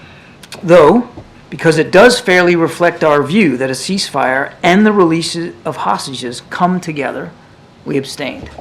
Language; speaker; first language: English; native; English